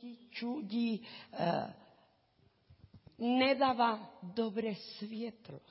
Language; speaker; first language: Czech; non-native, learner; Spanish